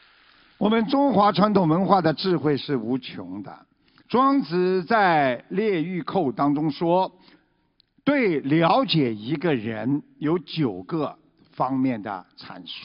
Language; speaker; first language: Chinese; native; Chinese